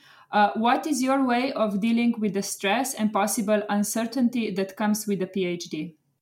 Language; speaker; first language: English; non-native, fluent; Slovenian